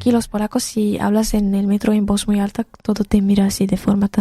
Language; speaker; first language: Spanish; non-native, fluent; Arabic